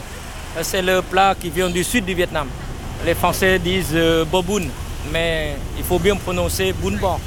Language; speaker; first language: French; non-native, fluent; Vietnamese